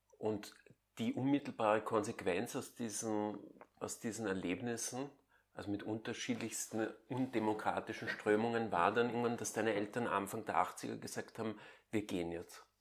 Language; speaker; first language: German; native; German